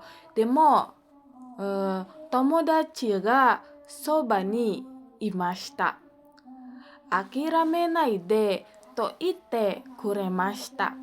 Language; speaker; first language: Japanese; non-native, learner; Indonesian